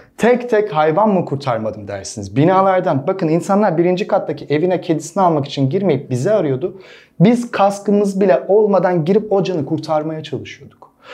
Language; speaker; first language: Turkish; native; Turkish